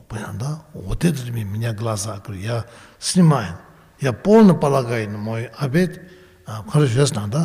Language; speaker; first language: Russian; non-native, learner; Tibetan